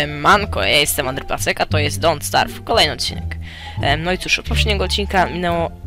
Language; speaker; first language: Polish; native; Polish